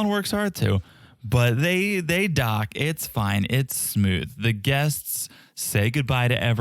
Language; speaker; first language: English; native; English